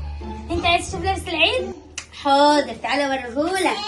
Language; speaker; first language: Arabic; native; Arabic